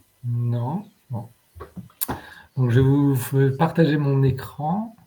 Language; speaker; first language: French; native; French